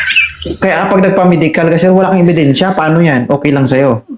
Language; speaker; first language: Filipino; native; Filipino